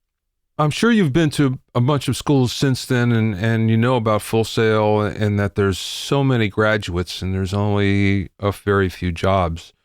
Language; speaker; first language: English; native; English